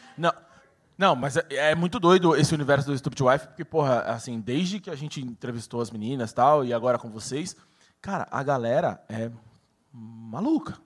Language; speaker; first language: Portuguese; native; Portuguese